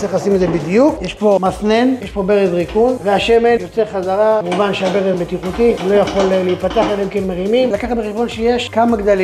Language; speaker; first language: Hebrew; native; Hebrew